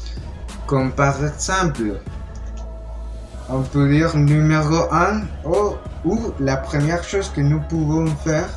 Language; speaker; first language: French; non-native, learner; Spanish